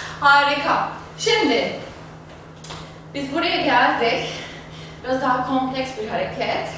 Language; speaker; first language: Turkish; non-native, fluent; German